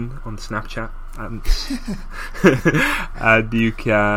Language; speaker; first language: English; native; English